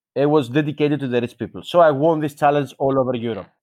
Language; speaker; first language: English; non-native, fluent; Greek